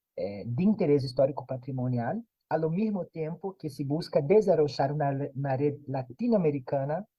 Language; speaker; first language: Spanish; non-native, fluent; Portuguese